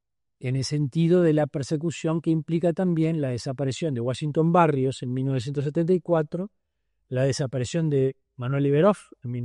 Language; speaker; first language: Spanish; native; Spanish